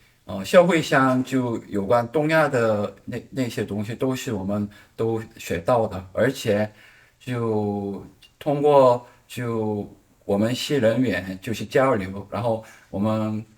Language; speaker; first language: Chinese; non-native, learner; Korean